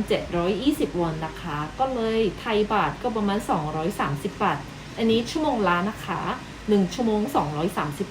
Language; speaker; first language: Thai; non-native, learner; Korean